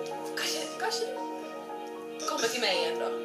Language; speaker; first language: Swedish; non-native, local second language; Finnish